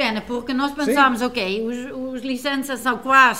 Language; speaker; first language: Portuguese; non-native, learner; Dutch